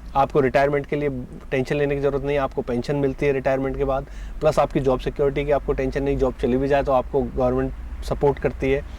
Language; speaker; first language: Hindi; native; Hindi